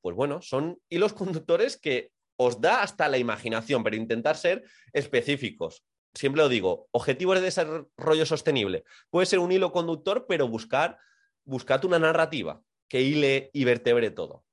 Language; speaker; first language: Spanish; native; Spanish